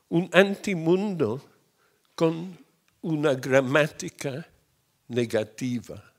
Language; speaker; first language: Spanish; non-native, fluent; English